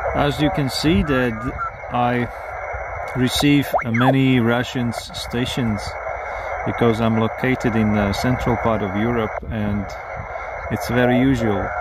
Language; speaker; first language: English; non-native, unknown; Slovak